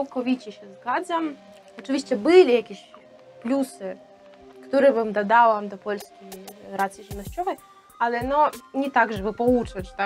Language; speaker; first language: Polish; non-native, fluent; Russian